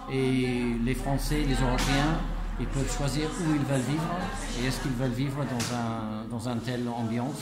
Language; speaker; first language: French; non-native, fluent; English